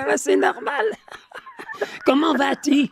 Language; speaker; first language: French; non-native, local second language; Arabic